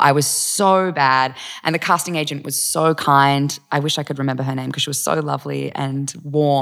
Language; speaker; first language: English; native; English